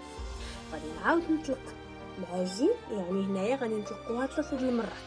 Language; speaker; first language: Arabic; native; Arabic